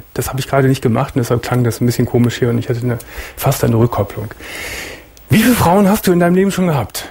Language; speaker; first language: German; native; German